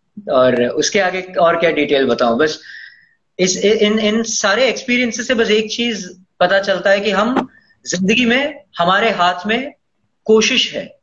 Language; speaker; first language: Hindi; non-native, local second language; Tamil